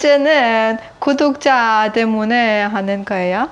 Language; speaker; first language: Korean; non-native, learner; Persian